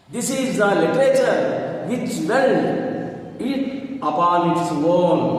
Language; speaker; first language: English; non-native, local second language; Telugu